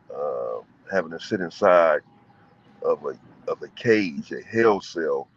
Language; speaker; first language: English; native; English